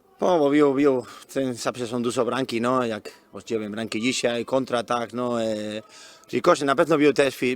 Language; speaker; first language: Polish; non-native, learner; Spanish